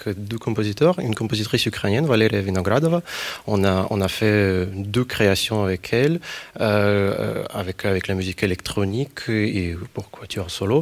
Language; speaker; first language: French; non-native, fluent; Ukrainian